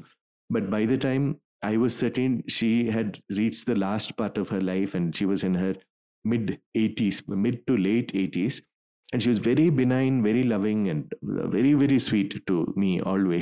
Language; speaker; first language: English; non-native, local second language; Malayalam